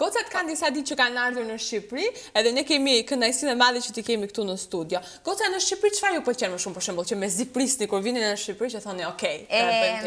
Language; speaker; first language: Albanian; native; Albanian